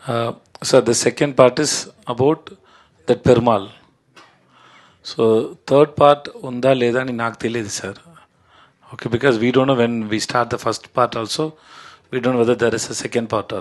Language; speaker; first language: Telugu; non-native, learner; Tamil